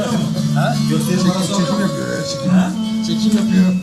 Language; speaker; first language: Turkish; native; Turkish